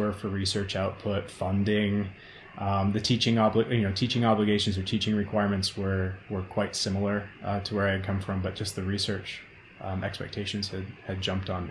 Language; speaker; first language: English; native; English